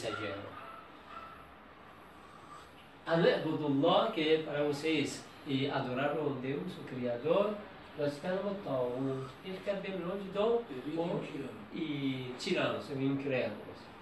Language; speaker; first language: Portuguese; non-native, learner; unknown